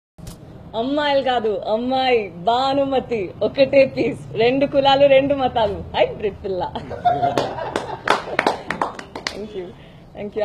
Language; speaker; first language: Telugu; non-native, fluent; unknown